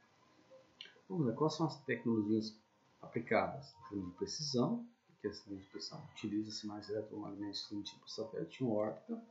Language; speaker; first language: Portuguese; native; Portuguese